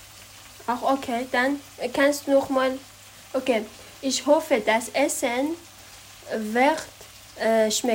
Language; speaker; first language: German; non-native, learner; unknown